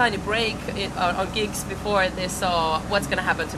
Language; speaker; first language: English; non-native, fluent; Finnish